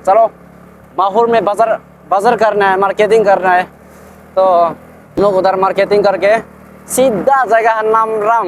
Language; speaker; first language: Hindi; non-native, local second language; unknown